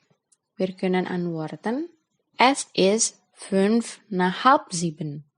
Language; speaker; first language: German; non-native, fluent; Indonesian